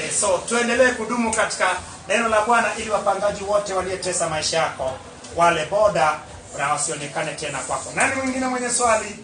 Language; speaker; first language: Swahili; non-native, local second language; Luo (Kenya and Tanzania)